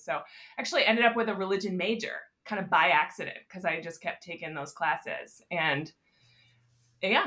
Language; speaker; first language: English; native; English